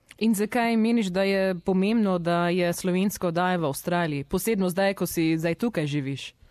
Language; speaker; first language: Slovenian; early bilingual, heritage; Slovenian